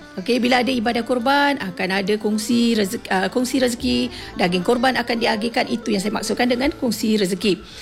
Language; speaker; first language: Malay; non-native, local second language; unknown